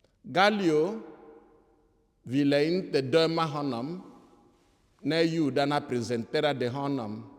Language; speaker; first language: Swedish; non-native, fluent; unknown